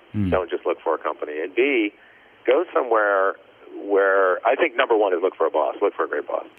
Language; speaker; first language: English; native; English